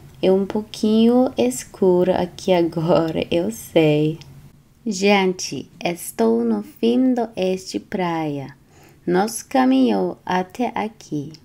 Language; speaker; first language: Portuguese; non-native, learner; Turkish